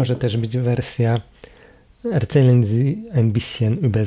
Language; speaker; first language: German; non-native, fluent; Polish